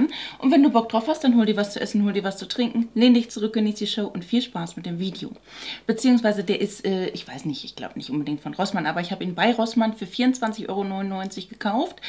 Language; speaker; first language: German; native; German